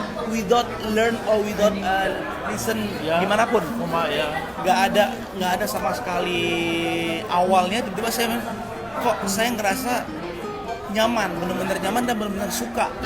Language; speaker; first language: Indonesian; non-native, local second language; Achinese